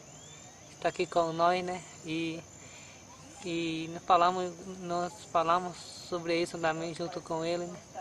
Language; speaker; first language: Portuguese; non-native, local second language; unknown